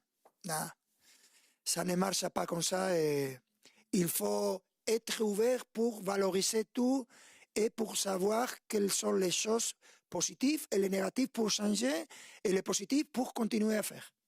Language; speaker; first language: French; non-native, fluent; Spanish